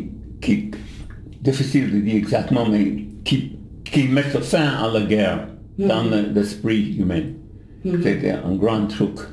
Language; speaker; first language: French; non-native, fluent; English